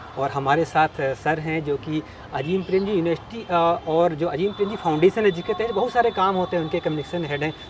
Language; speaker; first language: Hindi; native; Hindi